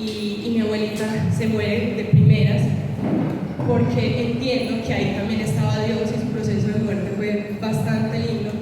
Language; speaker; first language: Spanish; native; Spanish